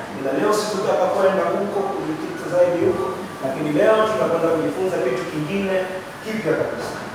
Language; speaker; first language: Swahili; native; Swahili